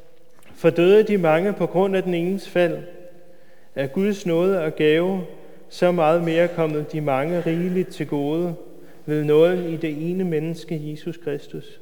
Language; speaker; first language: Danish; native; Danish